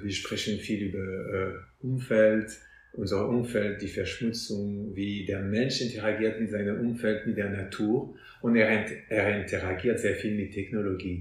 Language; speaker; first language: German; non-native, fluent; French